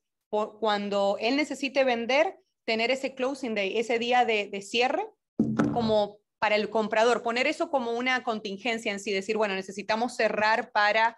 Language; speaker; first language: Spanish; native; Spanish